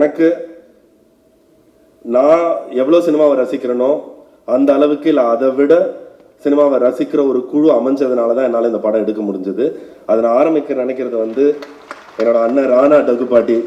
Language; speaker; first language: Tamil; native; Tamil